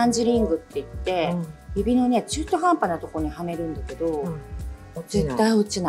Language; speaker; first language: Japanese; native; Japanese